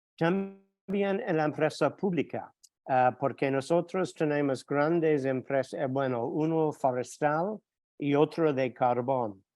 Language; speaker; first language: Spanish; non-native, fluent; English